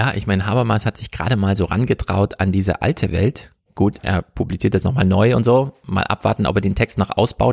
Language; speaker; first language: German; native; German